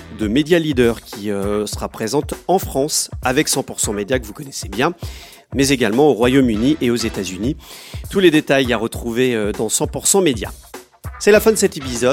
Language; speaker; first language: French; native; French